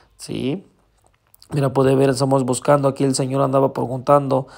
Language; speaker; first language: Spanish; non-native, learner; Urdu